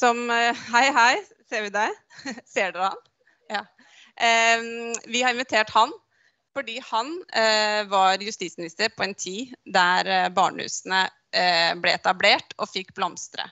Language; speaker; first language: Norwegian; native; Norwegian